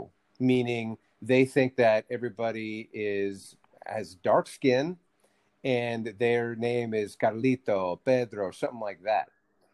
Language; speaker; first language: English; early bilingual, other home language; Spanish